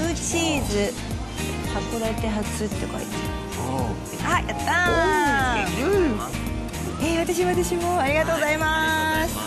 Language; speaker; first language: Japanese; native; Japanese